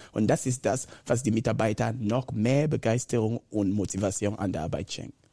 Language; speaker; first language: German; non-native, fluent; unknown